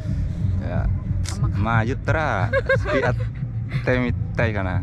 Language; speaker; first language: Japanese; non-native, fluent; Indonesian